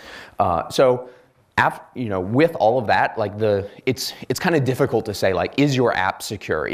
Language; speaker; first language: English; native; English